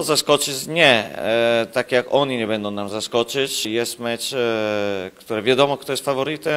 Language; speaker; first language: Polish; non-native, learner; Italian